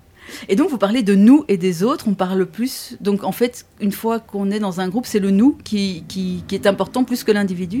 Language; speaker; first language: French; native; French